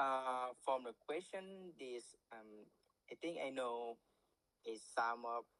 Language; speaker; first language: English; non-native, learner; Thai